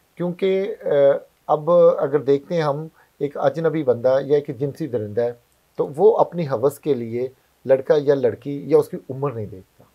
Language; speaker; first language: Urdu; non-native, local second language; Punjabi